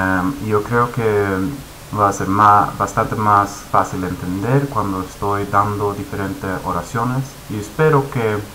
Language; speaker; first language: Spanish; non-native, fluent; Swedish